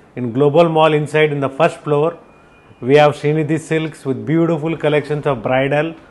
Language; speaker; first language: English; non-native, local second language; Kannada